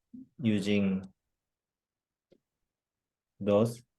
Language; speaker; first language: English; non-native, learner; Korean